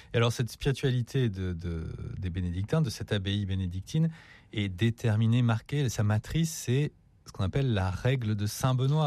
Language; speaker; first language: French; native; French